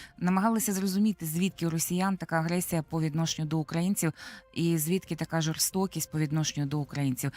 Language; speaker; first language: Ukrainian; native; Ukrainian